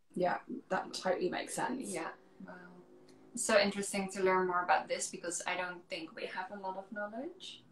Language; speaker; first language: English; non-native, fluent; Dutch